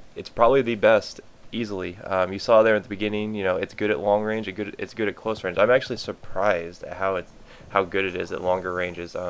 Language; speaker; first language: English; native; English